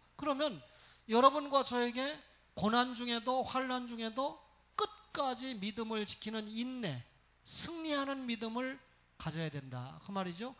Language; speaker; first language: Korean; native; Korean